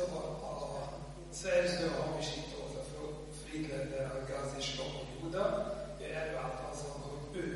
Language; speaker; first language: Hungarian; non-native, fluent; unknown